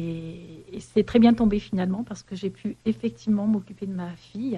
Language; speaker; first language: French; native; French